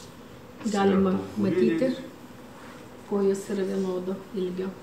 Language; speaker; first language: Lithuanian; native; Lithuanian